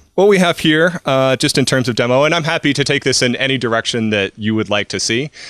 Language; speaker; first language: English; native; English